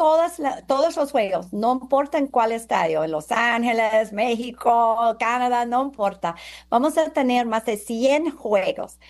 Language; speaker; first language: Spanish; non-native, fluent; English